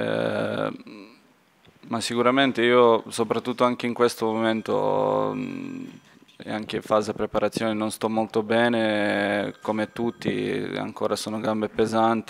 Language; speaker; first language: Italian; non-native, fluent; Serbian